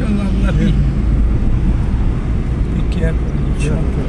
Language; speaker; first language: English; non-native, learner; Bangla